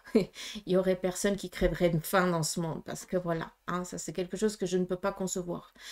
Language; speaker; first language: French; early bilingual, other home language; Portuguese